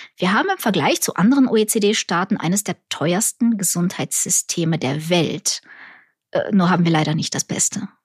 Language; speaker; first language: German; early bilingual, other home language; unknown